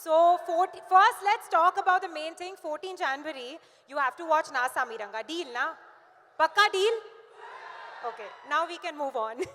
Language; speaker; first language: Telugu; non-native, learner; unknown